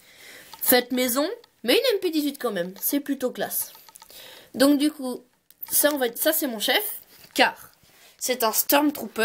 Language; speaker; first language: French; native; French